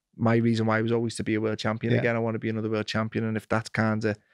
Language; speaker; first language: English; native; English